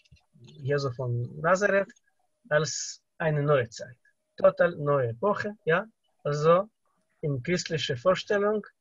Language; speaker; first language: German; non-native, fluent; Russian